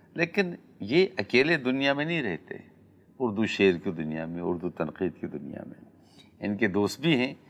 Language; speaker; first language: Urdu; native; Urdu